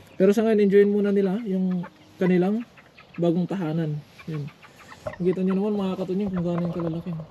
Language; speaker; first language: Filipino; non-native, local second language; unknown